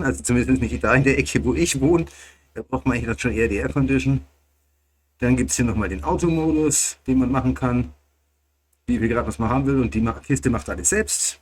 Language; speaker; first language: German; native; German